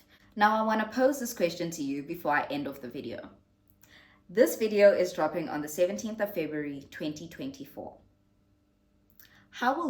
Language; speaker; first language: English; non-native, local second language; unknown